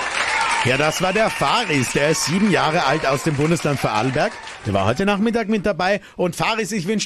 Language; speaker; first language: German; native; German